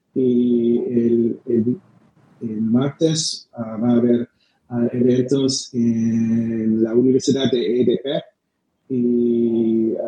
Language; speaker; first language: Spanish; non-native, fluent; English